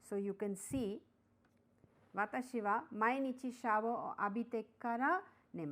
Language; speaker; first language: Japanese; non-native, fluent; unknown